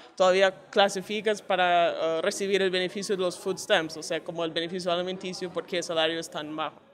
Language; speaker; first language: Spanish; non-native, fluent; English